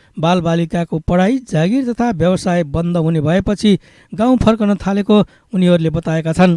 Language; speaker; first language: Nepali; native; Nepali